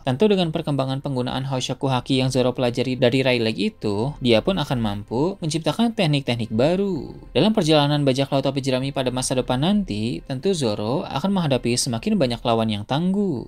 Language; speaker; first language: Indonesian; native; Indonesian